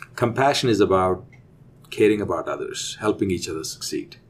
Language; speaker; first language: English; non-native, local second language; Telugu